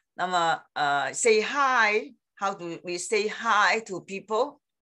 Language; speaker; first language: English; non-native, fluent; Chinese